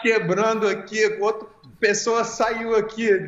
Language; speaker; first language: Portuguese; early bilingual, heritage; English